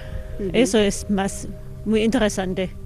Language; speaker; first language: Spanish; non-native, fluent; German